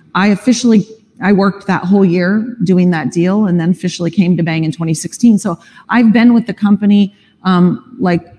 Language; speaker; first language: English; native; English